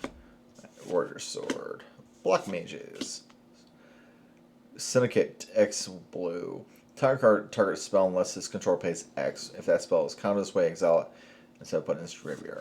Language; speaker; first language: English; native; English